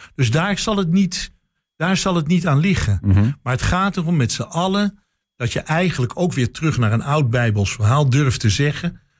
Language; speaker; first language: Dutch; native; Dutch